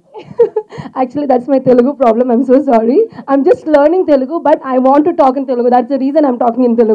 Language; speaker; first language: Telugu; non-native, learner; Malayalam